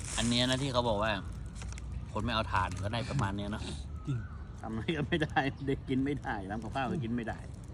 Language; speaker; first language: Thai; native; Thai